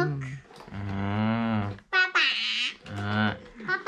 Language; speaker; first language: Thai; early bilingual, heritage; Thai